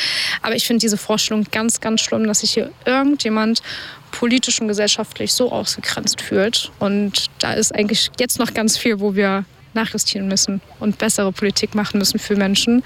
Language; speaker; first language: German; native; German